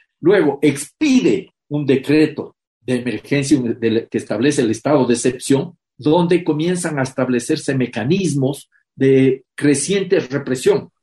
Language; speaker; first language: Spanish; native; Spanish